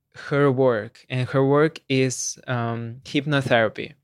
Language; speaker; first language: English; non-native, fluent; Slovenian